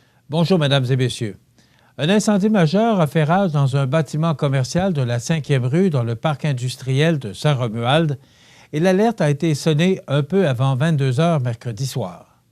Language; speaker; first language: French; native; French